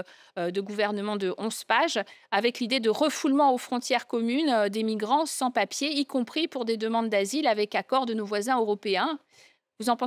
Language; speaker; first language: French; native; French